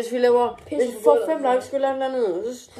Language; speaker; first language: Danish; native; Danish